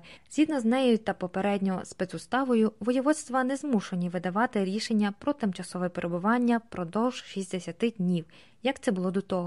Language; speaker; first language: Ukrainian; native; Ukrainian